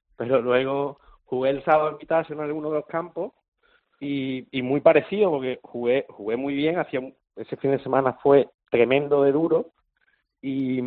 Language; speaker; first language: Spanish; native; Spanish